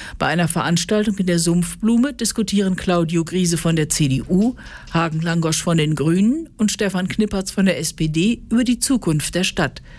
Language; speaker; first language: German; native; German